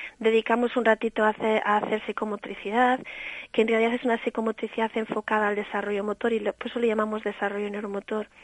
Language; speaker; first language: Spanish; early bilingual, heritage; Spanish